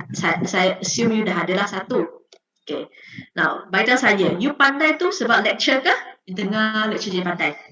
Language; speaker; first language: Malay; native; Malay